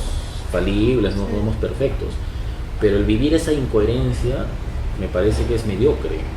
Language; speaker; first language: Spanish; native; Spanish